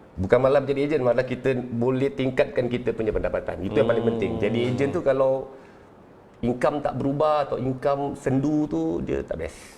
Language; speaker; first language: Malay; native; Malay